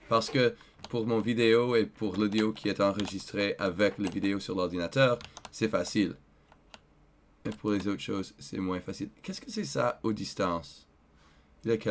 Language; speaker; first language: French; non-native, learner; English